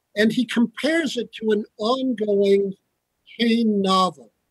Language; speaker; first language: English; native; English